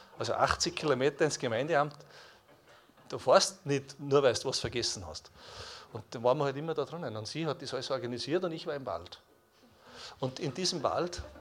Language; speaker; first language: German; native; German